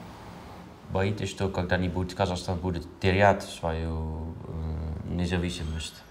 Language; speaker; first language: Russian; non-native, learner; Dutch